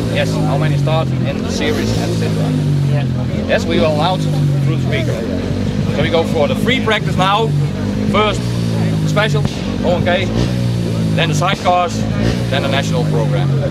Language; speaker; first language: English; non-native, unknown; Dutch